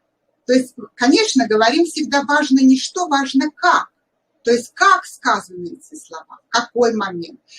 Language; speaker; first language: Russian; native; Russian